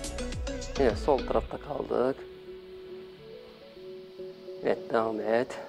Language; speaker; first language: Turkish; native; Turkish